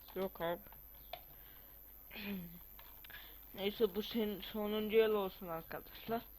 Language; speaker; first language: Turkish; non-native, fluent; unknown